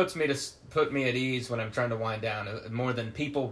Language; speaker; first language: English; native; English